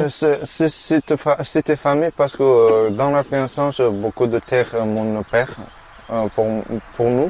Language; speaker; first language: French; non-native, learner; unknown